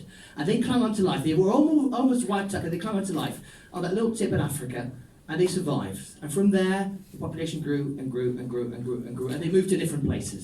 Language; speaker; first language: English; non-native, fluent; Dutch